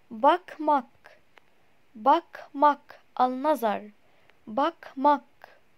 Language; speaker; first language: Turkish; non-native, fluent; Arabic